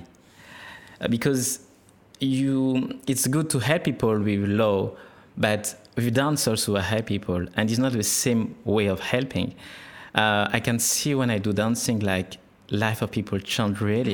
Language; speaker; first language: English; non-native, fluent; French